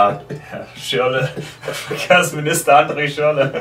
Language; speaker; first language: German; native; German